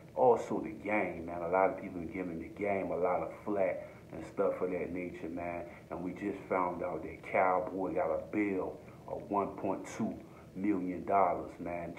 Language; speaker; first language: English; native; English